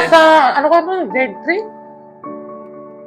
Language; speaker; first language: Filipino; non-native, local second language; Iloko